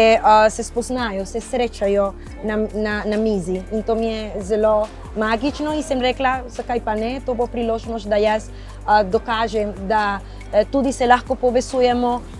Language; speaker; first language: Slovenian; non-native, fluent; Spanish